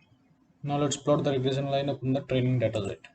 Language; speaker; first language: English; non-native, local second language; Odia